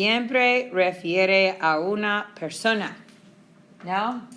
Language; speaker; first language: Spanish; non-native, fluent; English